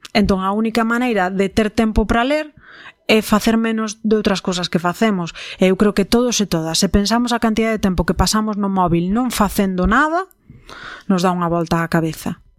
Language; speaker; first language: Galician; non-native, local second language; Spanish